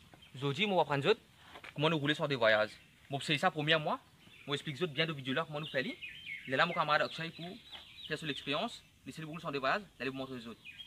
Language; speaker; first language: French; non-native, local second language; Morisyen